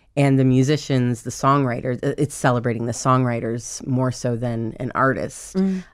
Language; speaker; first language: English; native; English